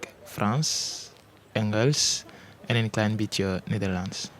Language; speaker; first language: Dutch; non-native, learner; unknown